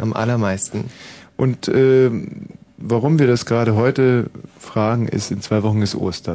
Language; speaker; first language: German; native; German